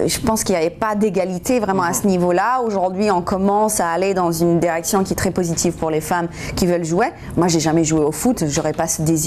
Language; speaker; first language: French; non-native, fluent; English